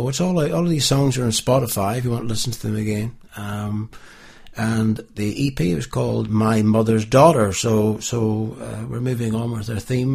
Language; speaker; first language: English; native; English